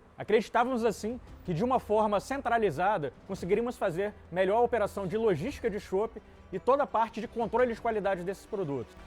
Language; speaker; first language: Portuguese; native; Portuguese